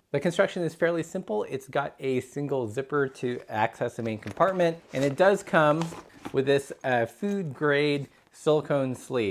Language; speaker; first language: English; native; English